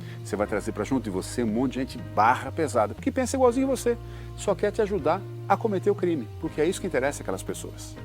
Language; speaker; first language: Portuguese; native; Portuguese